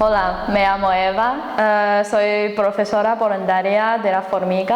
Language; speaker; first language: Spanish; non-native, fluent; Chinese